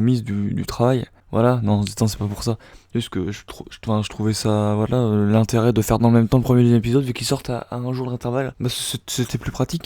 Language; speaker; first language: French; native; French